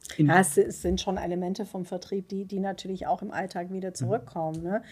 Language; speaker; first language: German; non-native, fluent; Dutch